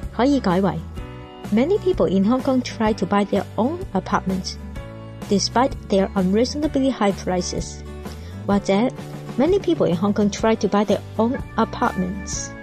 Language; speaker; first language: English; non-native, local second language; Cantonese